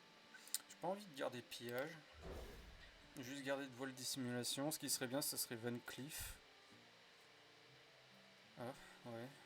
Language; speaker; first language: French; native; French